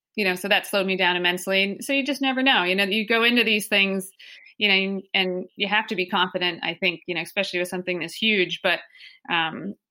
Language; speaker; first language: English; native; English